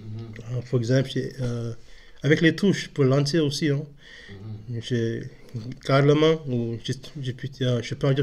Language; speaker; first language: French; non-native, learner; English